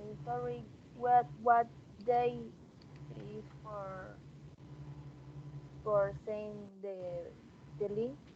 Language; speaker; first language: English; non-native, learner; Spanish